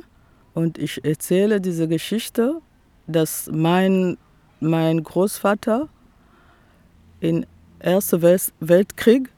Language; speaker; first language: German; non-native, fluent; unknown